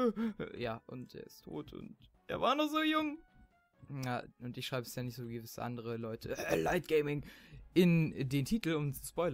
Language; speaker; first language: German; native; German